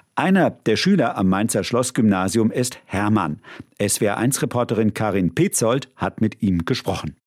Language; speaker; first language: German; native; German